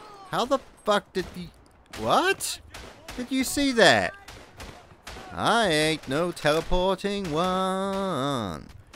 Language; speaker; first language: English; native; English